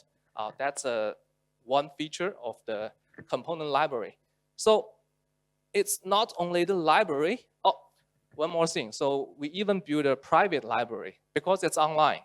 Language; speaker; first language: English; non-native, local second language; Chinese